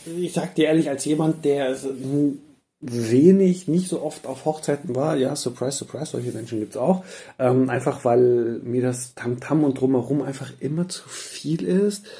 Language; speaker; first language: German; early bilingual, other home language; Persian